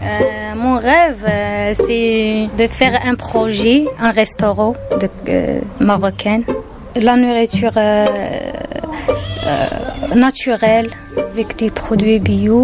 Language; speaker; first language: French; non-native, learner; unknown